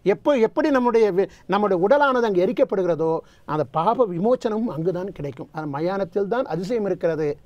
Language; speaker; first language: Tamil; native; Tamil